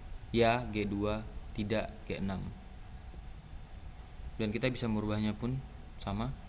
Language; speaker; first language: Indonesian; native; Indonesian